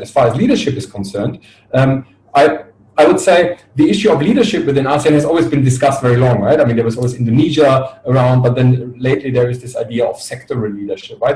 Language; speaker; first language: English; non-native, fluent; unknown